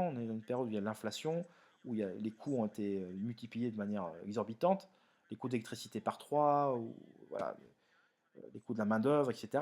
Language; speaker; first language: French; native; French